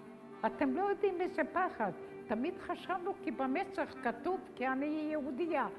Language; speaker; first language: Hebrew; non-native, fluent; Albanian